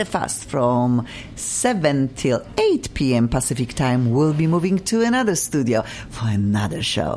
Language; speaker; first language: English; non-native, fluent; Polish